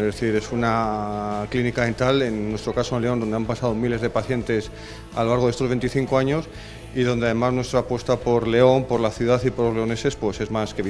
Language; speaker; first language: Spanish; native; Spanish